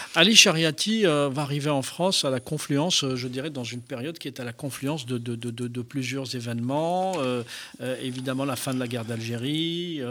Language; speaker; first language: French; non-native, local second language; Arabic